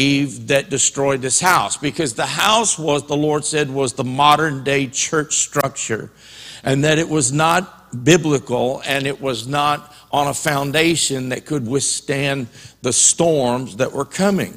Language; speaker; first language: English; native; English